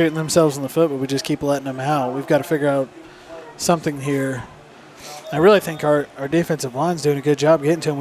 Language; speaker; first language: English; native; English